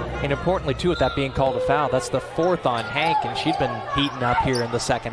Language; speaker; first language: English; native; English